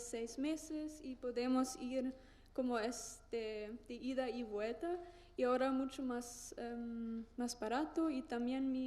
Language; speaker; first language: Spanish; non-native, learner; German